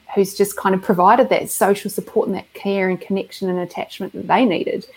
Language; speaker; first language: English; native; English